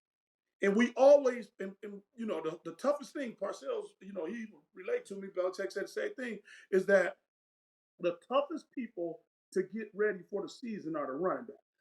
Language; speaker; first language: English; native; English